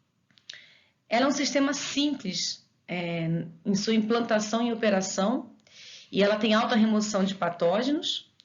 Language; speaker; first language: Portuguese; native; Portuguese